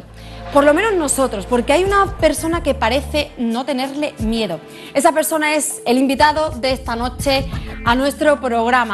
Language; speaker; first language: Spanish; native; Spanish